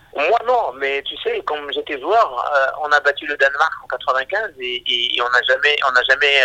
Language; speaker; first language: French; non-native, local second language; Arabic